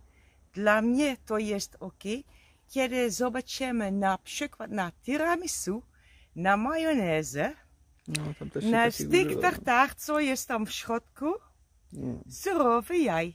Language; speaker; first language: Polish; non-native, learner; Dutch